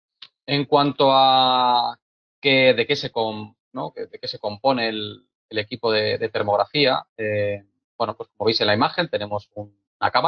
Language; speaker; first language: Spanish; native; Spanish